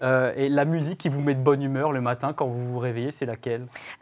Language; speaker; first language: French; native; French